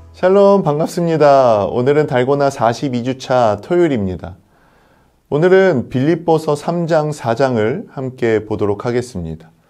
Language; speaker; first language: Korean; native; Korean